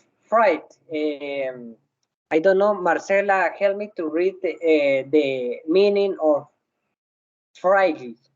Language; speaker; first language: English; non-native, learner; Spanish